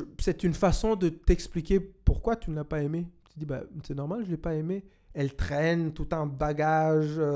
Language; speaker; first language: French; non-native, local second language; Kinyarwanda